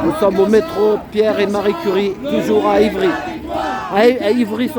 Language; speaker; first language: French; native; French